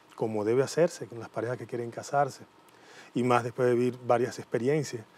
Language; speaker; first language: Spanish; native; Spanish